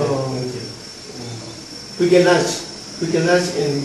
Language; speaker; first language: English; non-native, learner; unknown